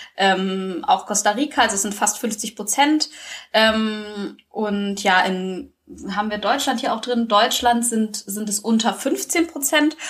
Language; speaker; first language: German; native; German